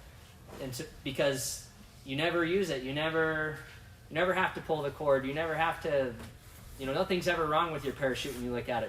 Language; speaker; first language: English; native; English